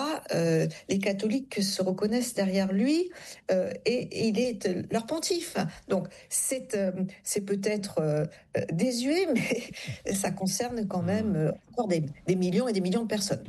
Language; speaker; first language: French; native; French